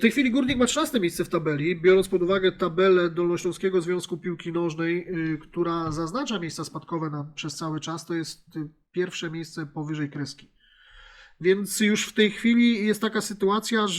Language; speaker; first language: Polish; native; Polish